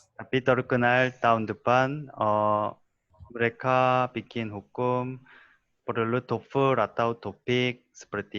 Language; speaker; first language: Indonesian; non-native, learner; Korean